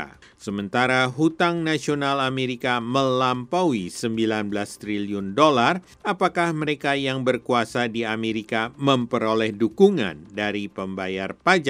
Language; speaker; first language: Indonesian; native; Indonesian